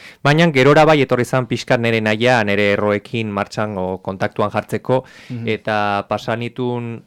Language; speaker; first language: Basque; native; Basque